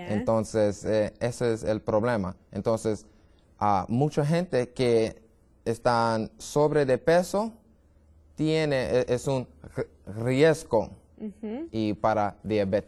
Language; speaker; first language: Spanish; non-native, learner; English